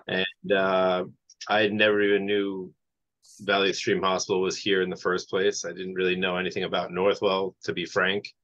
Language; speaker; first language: English; native; English